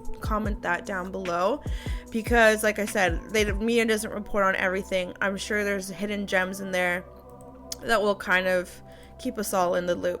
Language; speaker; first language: English; native; English